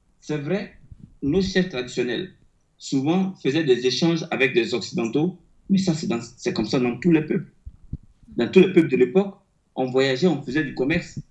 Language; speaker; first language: French; non-native, local second language; Akan